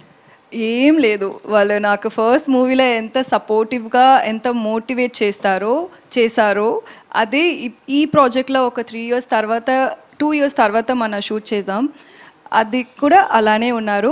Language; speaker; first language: Telugu; non-native, local second language; Tamil